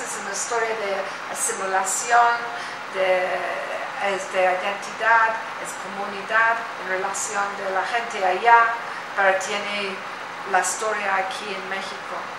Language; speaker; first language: Spanish; non-native, learner; English